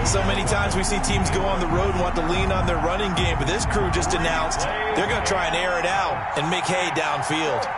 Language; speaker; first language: English; native; English